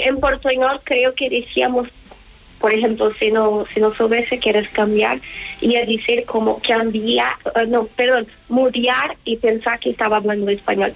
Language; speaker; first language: Spanish; non-native, learner; Portuguese